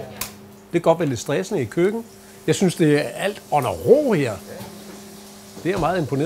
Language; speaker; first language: Danish; native; Danish